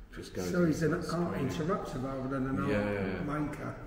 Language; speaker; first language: English; native; English